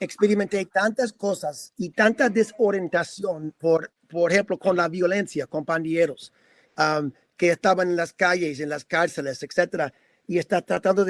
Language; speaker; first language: Spanish; non-native, fluent; English